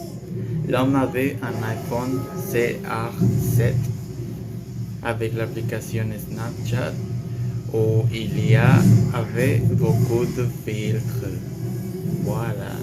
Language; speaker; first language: French; non-native, learner; Spanish